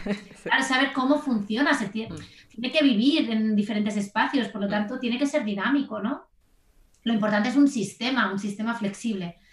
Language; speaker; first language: Spanish; native; Spanish